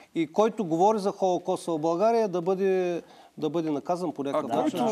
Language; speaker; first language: Bulgarian; native; Bulgarian